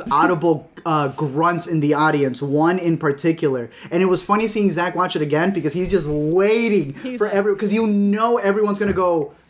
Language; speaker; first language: English; native; English